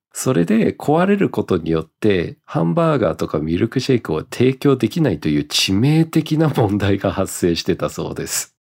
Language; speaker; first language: Japanese; early bilingual, heritage; Japanese